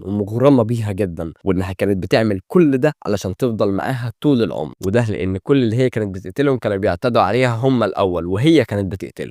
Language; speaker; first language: Arabic; native; Arabic